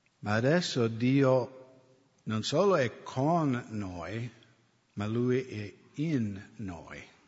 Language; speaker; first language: Italian; non-native, fluent; English